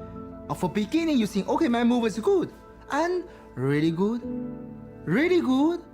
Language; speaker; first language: English; non-native, learner; Chinese